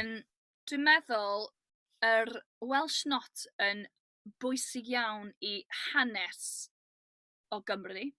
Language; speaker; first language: Welsh; non-native, learner; English